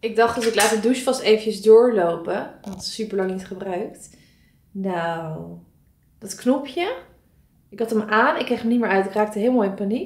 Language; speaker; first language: Dutch; native; Dutch